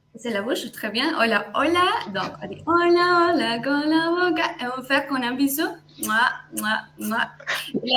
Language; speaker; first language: French; non-native, fluent; Spanish